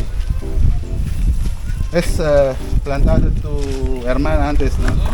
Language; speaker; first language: Spanish; non-native, learner; Filipino